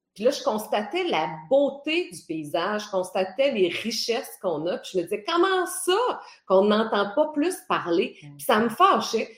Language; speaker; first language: French; native; French